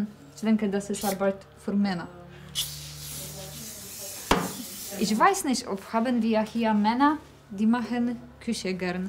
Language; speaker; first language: German; non-native, learner; Polish